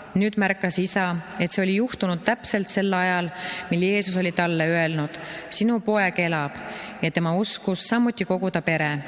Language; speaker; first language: Estonian; native; Estonian